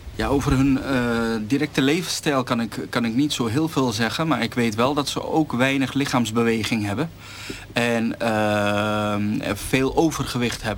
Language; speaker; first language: Dutch; native; Dutch